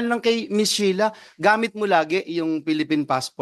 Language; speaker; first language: Filipino; native; Filipino